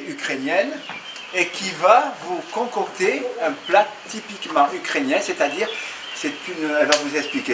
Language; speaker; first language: French; native; French